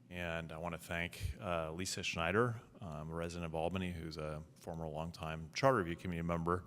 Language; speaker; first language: English; native; English